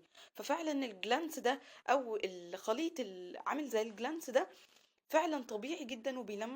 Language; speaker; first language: Arabic; native; Arabic